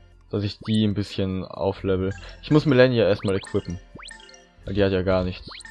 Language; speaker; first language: German; native; German